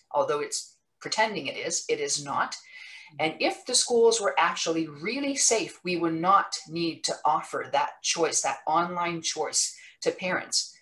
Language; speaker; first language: English; non-native, local second language; French